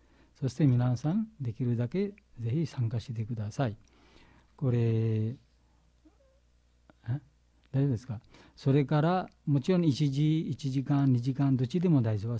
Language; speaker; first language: Japanese; non-native, learner; Bangla